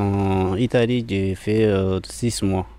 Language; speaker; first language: French; non-native, learner; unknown